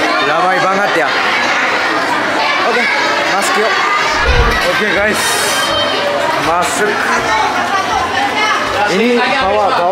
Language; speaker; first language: Indonesian; non-native, learner; Japanese